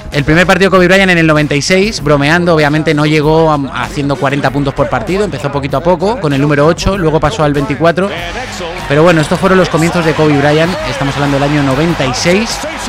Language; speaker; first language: Spanish; native; Spanish